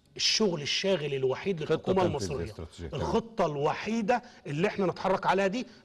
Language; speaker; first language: Arabic; native; Arabic